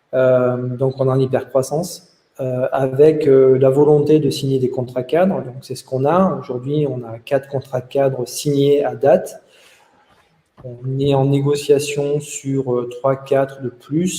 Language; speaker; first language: French; native; French